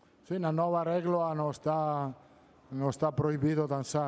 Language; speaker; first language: Portuguese; non-native, learner; Italian